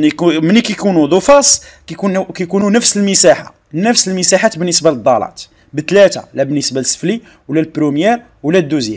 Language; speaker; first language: Arabic; native; Arabic